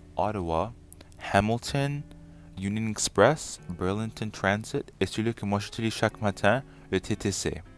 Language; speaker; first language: French; non-native, local second language; English